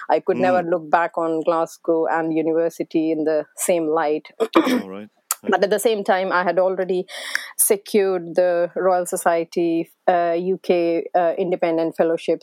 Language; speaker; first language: English; non-native, local second language; Hindi